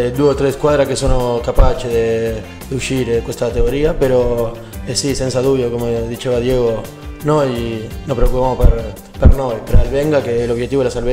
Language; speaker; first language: Italian; non-native, learner; Spanish